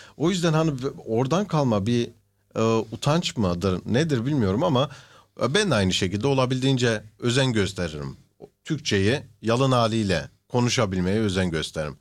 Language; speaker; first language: Turkish; native; Turkish